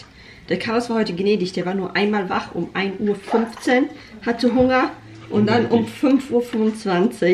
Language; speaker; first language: German; native; German